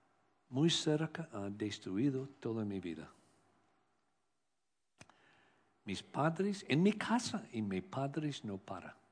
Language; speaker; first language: Spanish; non-native, learner; English